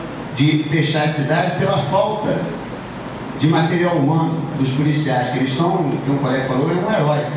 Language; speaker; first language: Portuguese; native; Portuguese